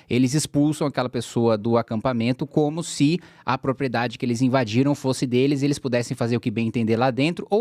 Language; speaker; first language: Portuguese; native; Portuguese